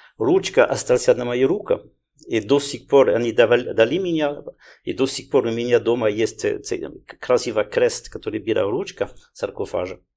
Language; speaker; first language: Ukrainian; non-native, learner; French